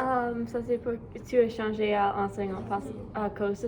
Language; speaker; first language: French; non-native, learner; English